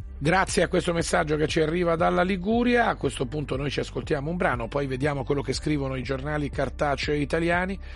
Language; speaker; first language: Italian; native; Italian